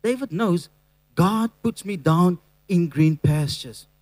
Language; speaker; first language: English; non-native, local second language; Afrikaans